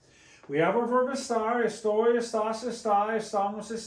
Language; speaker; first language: Spanish; non-native, fluent; English